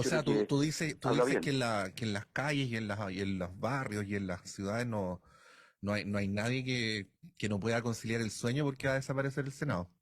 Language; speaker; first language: Spanish; native; Spanish